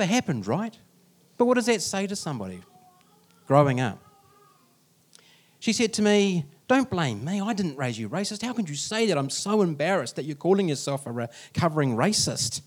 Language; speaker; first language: English; native; English